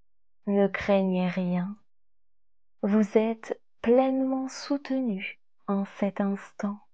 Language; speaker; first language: French; native; French